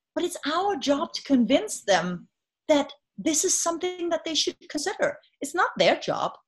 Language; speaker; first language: English; non-native, fluent; Danish